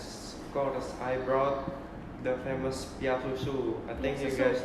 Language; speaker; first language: English; non-native, learner; Indonesian